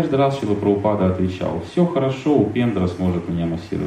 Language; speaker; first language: Russian; native; Russian